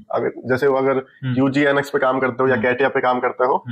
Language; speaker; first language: Hindi; native; Hindi